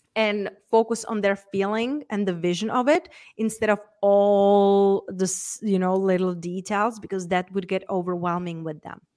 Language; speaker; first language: English; non-native, fluent; Czech